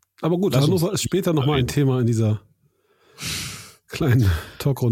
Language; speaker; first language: German; native; German